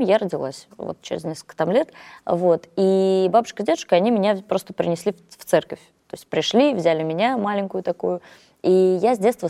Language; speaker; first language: Russian; native; Russian